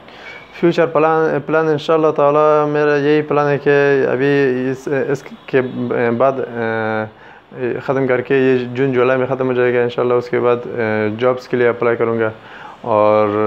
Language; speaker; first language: Hindi; non-native, fluent; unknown